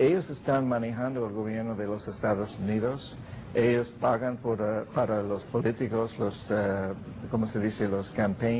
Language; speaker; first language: Spanish; non-native, fluent; English